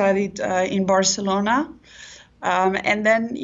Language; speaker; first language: English; non-native, fluent; Catalan